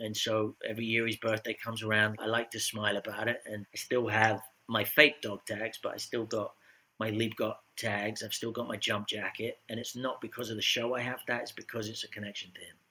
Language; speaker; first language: English; native; English